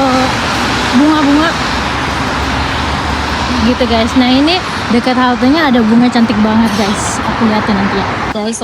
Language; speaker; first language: Indonesian; native; Indonesian